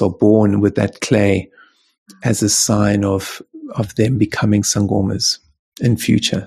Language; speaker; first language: English; native; English